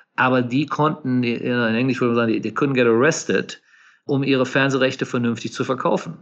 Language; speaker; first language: German; native; German